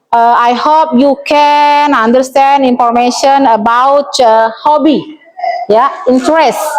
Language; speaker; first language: English; non-native, learner; Indonesian